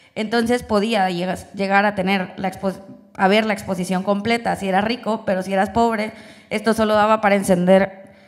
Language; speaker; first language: Spanish; native; Spanish